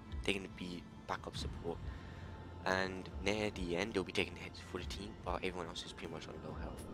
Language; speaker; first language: English; native; English